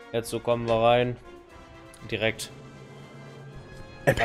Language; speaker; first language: German; native; German